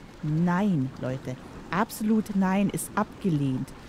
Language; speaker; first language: German; native; German